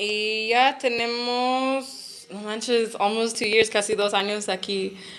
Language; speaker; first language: Spanish; non-native, learner; English